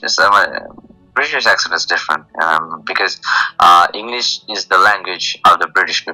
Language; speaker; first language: English; non-native, local second language; Bangla